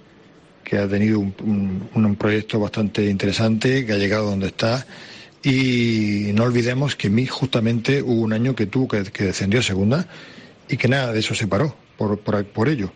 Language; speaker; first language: Spanish; native; Spanish